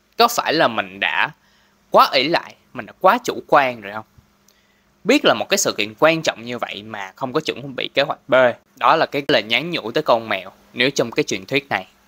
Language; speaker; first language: Vietnamese; non-native, local second language; Cantonese